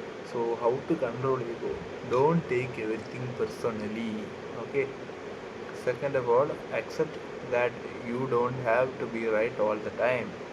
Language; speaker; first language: English; non-native, local second language; Malayalam